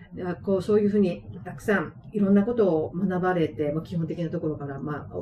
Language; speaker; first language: Japanese; native; Japanese